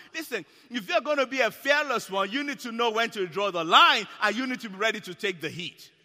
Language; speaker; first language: English; non-native, local second language; Yoruba